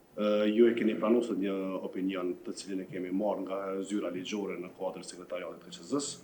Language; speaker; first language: Albanian; native; Albanian